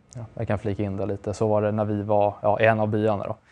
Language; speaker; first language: Swedish; native; Swedish